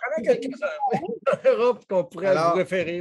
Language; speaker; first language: French; native; French